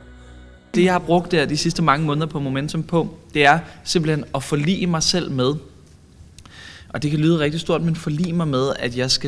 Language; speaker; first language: Danish; native; Danish